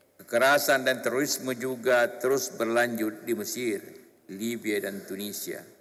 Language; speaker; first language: Indonesian; non-native, local second language; Buginese